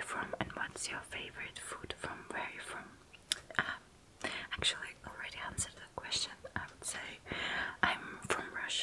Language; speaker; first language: English; non-native, fluent; Russian